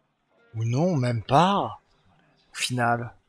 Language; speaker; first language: French; native; French